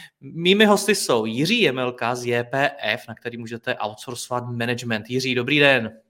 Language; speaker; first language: Czech; native; Czech